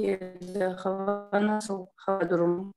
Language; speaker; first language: Turkish; non-native, learner; Kyrgyz